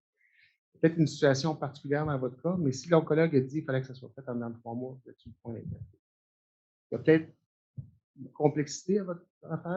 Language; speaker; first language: French; native; French